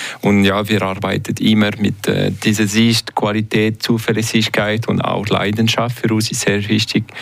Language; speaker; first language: German; non-native, local second language; Italian